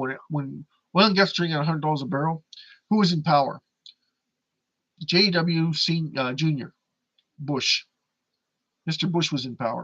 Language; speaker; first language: English; native; English